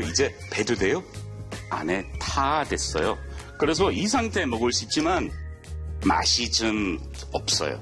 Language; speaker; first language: Korean; non-native, learner; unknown